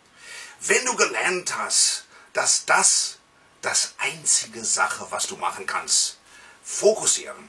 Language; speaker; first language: German; non-native, fluent; English